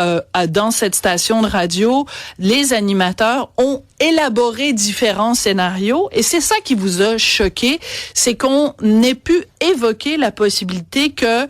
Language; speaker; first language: French; native; French